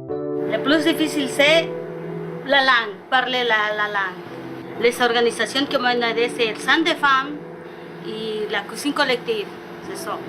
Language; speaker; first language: French; non-native, learner; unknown